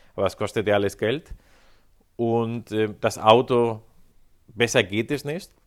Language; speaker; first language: German; non-native, fluent; Spanish